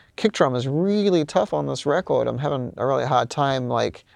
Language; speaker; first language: English; native; English